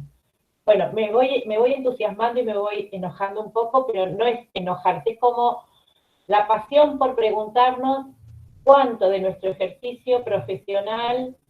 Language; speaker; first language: Spanish; native; Spanish